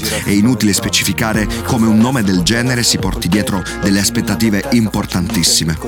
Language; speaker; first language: Italian; native; Italian